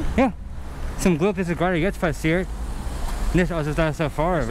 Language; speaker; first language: German; non-native, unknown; English